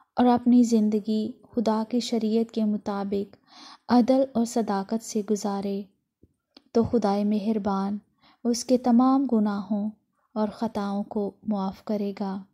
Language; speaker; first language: Urdu; non-native, local second language; Punjabi